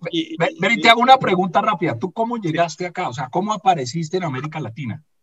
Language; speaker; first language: Spanish; native; Spanish